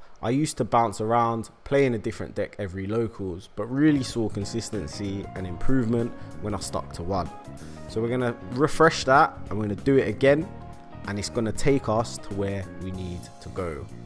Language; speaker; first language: English; native; English